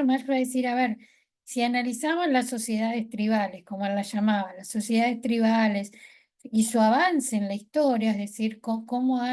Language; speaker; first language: Spanish; native; Spanish